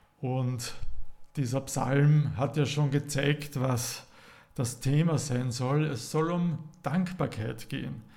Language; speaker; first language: German; native; German